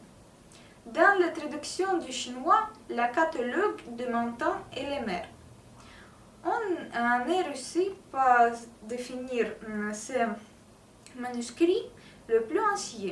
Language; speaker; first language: French; non-native, learner; Russian